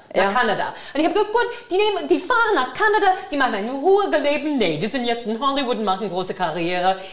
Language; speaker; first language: German; non-native, fluent; English